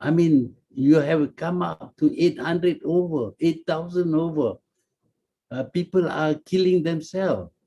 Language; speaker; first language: English; non-native, local second language; Malay